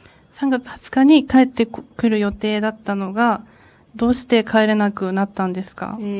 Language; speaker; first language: Japanese; native; Japanese